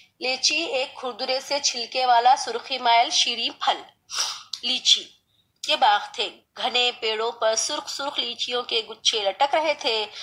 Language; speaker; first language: Urdu; native; Urdu